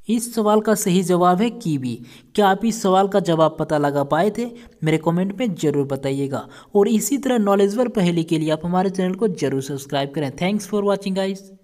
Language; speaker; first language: Hindi; native; Hindi